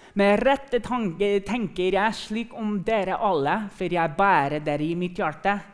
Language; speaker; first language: Norwegian; non-native, fluent; English